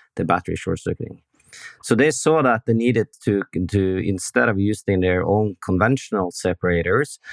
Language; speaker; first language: English; non-native, fluent; Norwegian